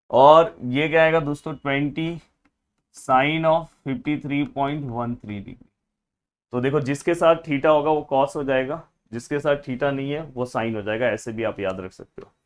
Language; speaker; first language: Hindi; non-native, local second language; Marathi